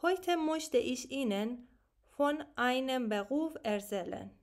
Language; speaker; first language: German; non-native, learner; Persian